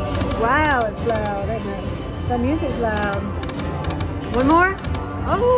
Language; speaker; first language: English; native; English